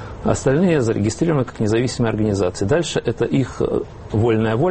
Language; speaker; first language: Russian; native; Russian